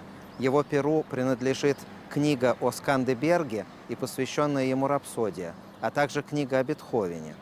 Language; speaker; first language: Russian; native; Russian